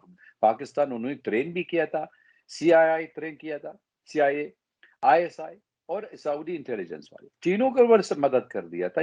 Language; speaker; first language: Hindi; non-native, fluent; Arabic